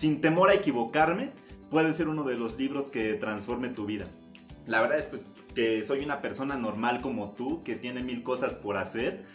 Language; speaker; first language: Spanish; native; Spanish